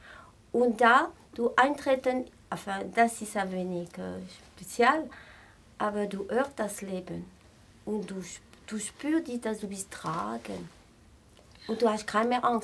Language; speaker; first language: German; non-native, fluent; French